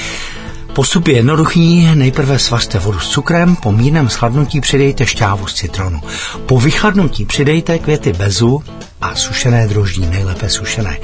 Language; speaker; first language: Czech; native; Czech